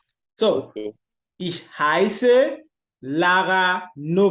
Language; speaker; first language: German; non-native, learner; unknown